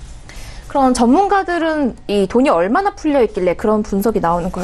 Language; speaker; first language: Korean; native; Korean